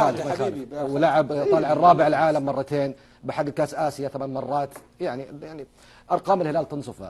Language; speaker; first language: Arabic; native; Arabic